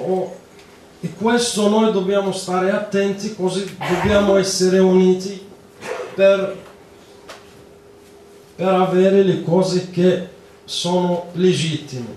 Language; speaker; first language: Italian; non-native, fluent; Arabic